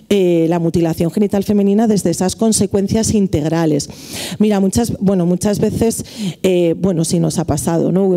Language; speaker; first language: Spanish; native; Spanish